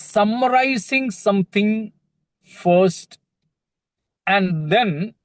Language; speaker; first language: English; non-native, local second language; Malayalam